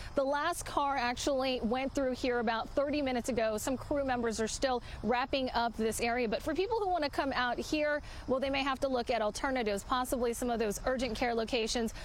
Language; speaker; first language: English; native; English